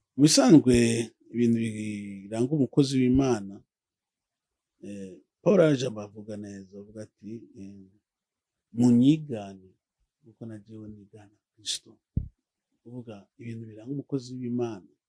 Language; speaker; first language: Rundi; native; Rundi